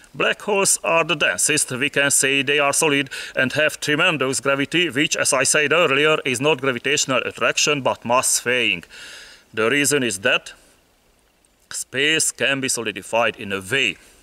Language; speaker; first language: English; non-native, fluent; Hungarian